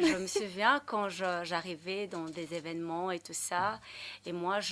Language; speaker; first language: French; non-native, fluent; Portuguese